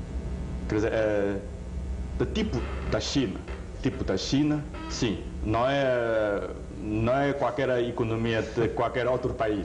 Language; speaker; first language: Portuguese; non-native, fluent; Chinese